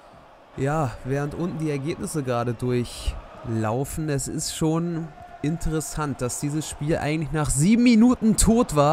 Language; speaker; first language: German; native; German